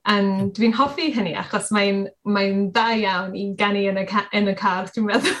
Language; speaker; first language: Welsh; non-native, learner; English